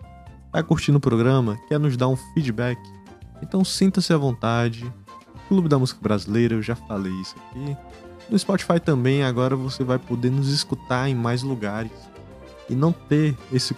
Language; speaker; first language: Portuguese; native; Portuguese